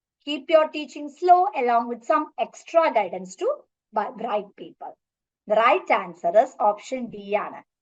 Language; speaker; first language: English; non-native, local second language; Malayalam